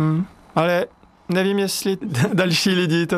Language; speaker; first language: Czech; non-native, learner; French